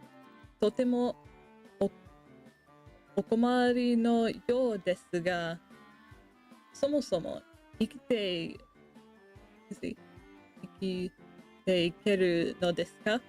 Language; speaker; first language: Japanese; non-native, learner; English